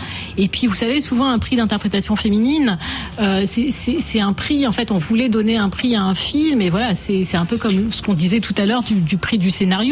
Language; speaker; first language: French; native; French